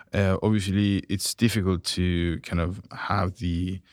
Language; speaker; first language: English; non-native, fluent; Spanish